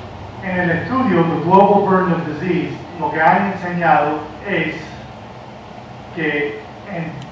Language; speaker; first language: Spanish; early bilingual, heritage; Spanish